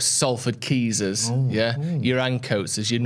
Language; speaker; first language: English; native; English